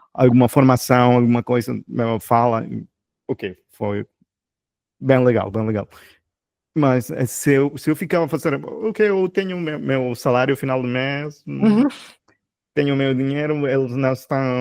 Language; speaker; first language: Portuguese; non-native, fluent; Spanish